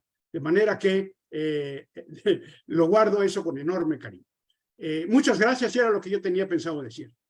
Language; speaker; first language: Spanish; native; Spanish